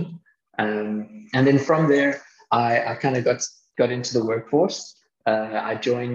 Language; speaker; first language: English; native; English